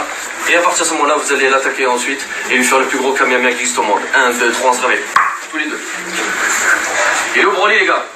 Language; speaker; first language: French; native; French